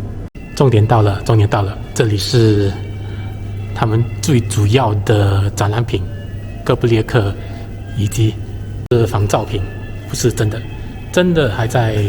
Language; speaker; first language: Chinese; native; Chinese